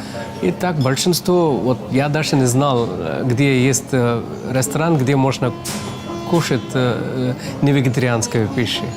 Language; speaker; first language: Russian; non-native, fluent; Tamil